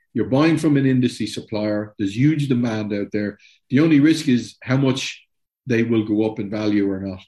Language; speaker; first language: English; native; English